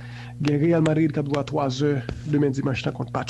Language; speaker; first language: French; non-native, local second language; Haitian Creole